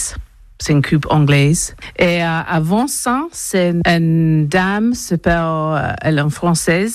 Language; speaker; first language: French; non-native, learner; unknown